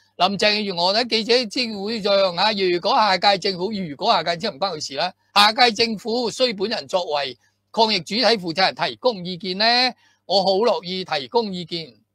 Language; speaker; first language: Chinese; non-native, local second language; Cantonese